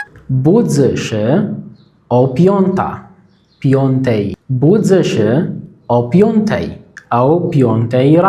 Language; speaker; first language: Polish; non-native, learner; Arabic